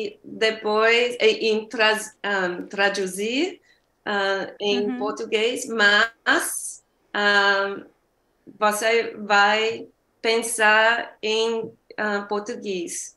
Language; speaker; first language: Portuguese; non-native, learner; English